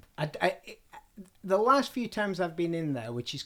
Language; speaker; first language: English; native; English